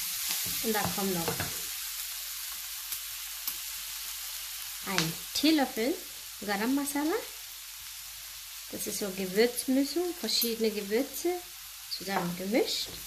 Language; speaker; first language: German; non-native, learner; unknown